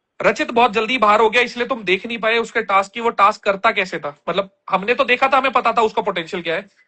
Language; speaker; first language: Hindi; native; Hindi